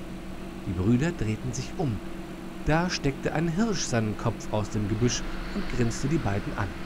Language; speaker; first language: German; native; German